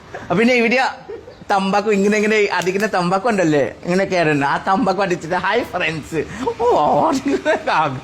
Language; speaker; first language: Malayalam; non-native, local second language; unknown